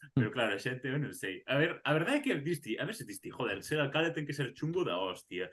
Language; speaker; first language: Galician; native; Galician